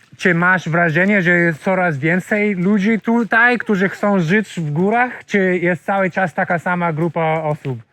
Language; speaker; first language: Polish; non-native, learner; English